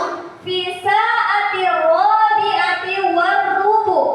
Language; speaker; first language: Arabic; non-native, fluent; Indonesian